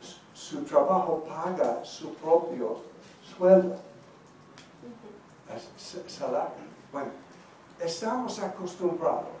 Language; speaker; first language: Spanish; non-native, learner; English